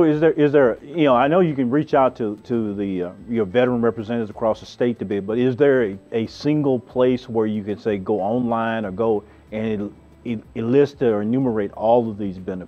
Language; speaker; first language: English; native; English